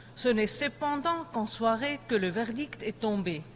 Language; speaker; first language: French; native; French